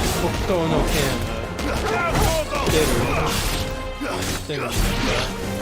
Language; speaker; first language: Japanese; non-native, learner; English